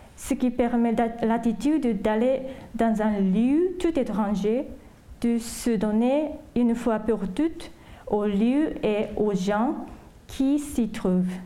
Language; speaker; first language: French; non-native, fluent; Japanese